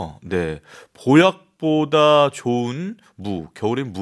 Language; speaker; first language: Korean; native; Korean